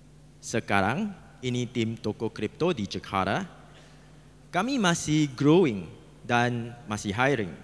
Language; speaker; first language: Indonesian; non-native, learner; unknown